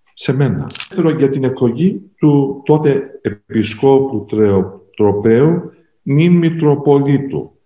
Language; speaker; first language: Greek; early bilingual, heritage; Greek